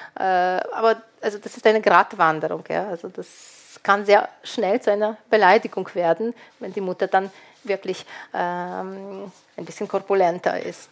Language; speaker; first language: German; non-native, fluent; Ukrainian